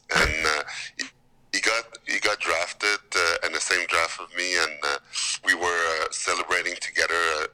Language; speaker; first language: English; native; English